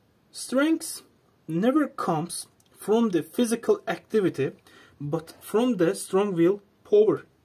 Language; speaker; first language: English; non-native, fluent; Azerbaijani